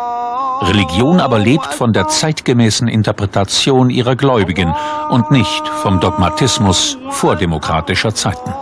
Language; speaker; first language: German; native; German